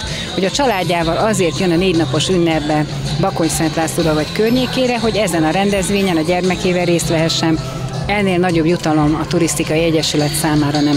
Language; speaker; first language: Hungarian; native; Hungarian